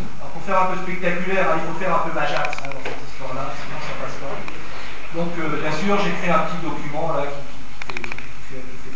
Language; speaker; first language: French; native; French